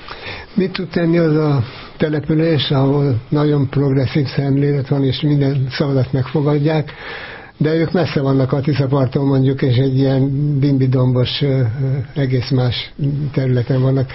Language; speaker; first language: Hungarian; native; Hungarian